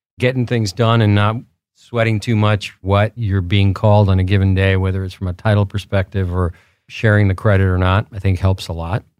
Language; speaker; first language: English; early bilingual, other home language; Spanish